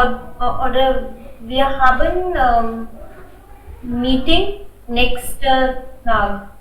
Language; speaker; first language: German; non-native, learner; Hindi